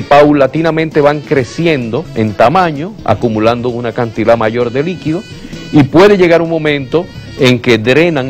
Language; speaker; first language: Spanish; native; Spanish